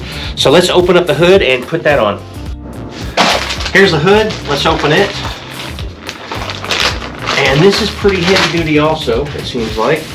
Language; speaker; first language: English; native; English